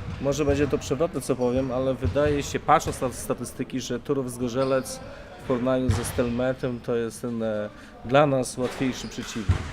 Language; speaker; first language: Polish; native; Polish